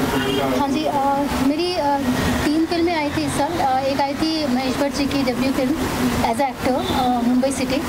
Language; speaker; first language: Hindi; native; Hindi